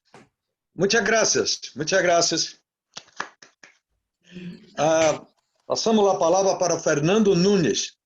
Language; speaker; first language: Spanish; non-native, learner; Portuguese